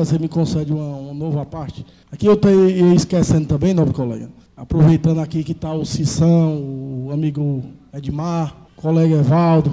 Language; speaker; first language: Portuguese; native; Portuguese